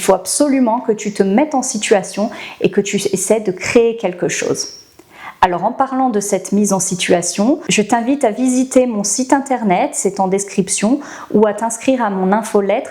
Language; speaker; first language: French; native; French